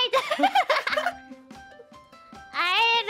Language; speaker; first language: Japanese; non-native, learner; English